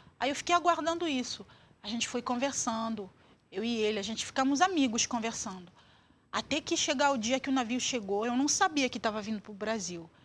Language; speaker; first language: Portuguese; non-native, fluent; Swahili